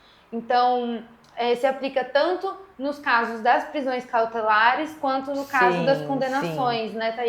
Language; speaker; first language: Portuguese; native; Portuguese